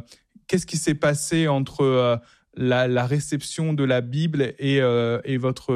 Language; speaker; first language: French; native; French